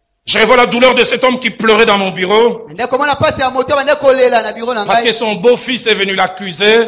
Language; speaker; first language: French; non-native, local second language; Lingala